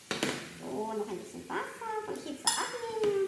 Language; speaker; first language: German; non-native, fluent; Russian